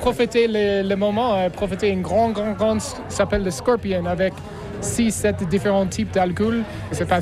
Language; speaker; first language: French; non-native, fluent; English